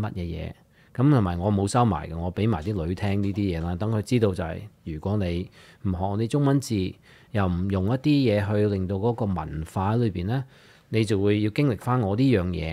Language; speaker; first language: Cantonese; early bilingual, heritage; Cantonese